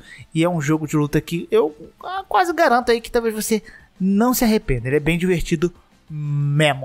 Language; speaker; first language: Portuguese; native; Portuguese